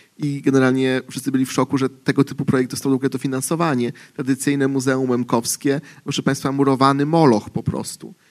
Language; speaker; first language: Polish; native; Polish